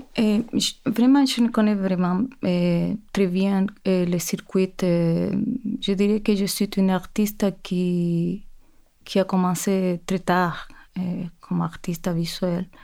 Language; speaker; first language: French; non-native, fluent; Spanish